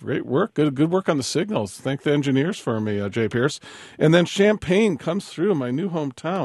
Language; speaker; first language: English; native; English